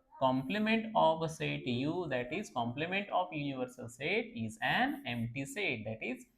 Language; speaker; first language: English; non-native, local second language; Marathi